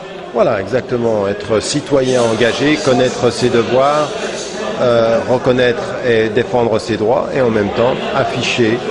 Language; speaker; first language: French; native; French